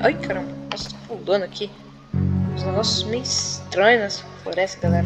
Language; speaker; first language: Portuguese; native; Portuguese